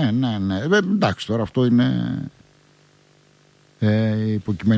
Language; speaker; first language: Greek; native; Greek